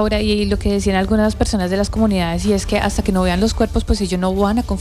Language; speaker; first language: Spanish; native; Spanish